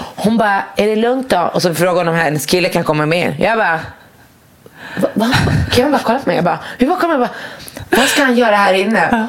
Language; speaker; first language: Swedish; early bilingual, other home language; Arabic